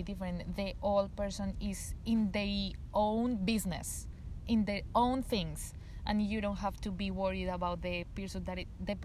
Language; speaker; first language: English; non-native, learner; Spanish